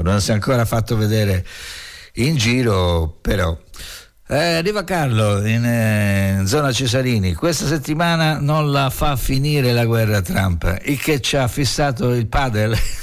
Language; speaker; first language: Italian; native; Italian